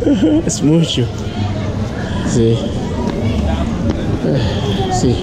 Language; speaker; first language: Spanish; non-native, learner; Haitian Creole